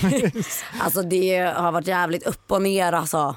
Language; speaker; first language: Swedish; native; Swedish